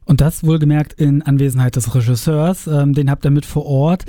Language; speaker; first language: German; native; German